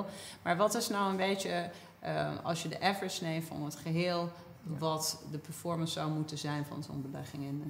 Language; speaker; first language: Dutch; native; Dutch